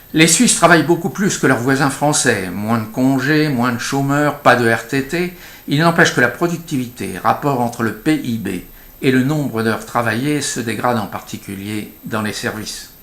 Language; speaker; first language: French; native; French